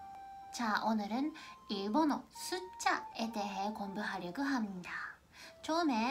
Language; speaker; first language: Korean; non-native, fluent; Japanese